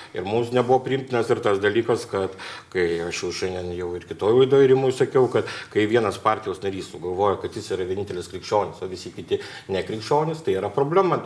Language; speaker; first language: Lithuanian; native; Lithuanian